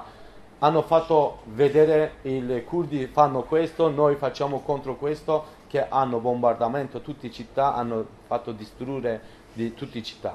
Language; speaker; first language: Italian; non-native, learner; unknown